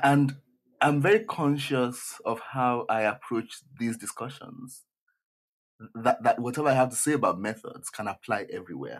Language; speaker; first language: English; non-native, local second language; Yoruba